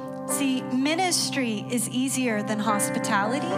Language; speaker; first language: French; non-native, learner; English